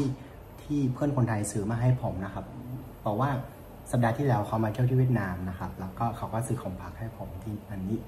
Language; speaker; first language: Thai; non-native, fluent; Vietnamese